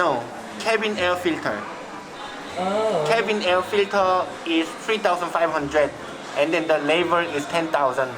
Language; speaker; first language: English; non-native, learner; Korean